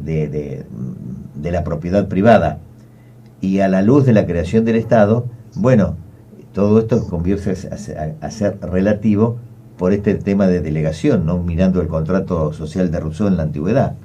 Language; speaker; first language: Spanish; native; Spanish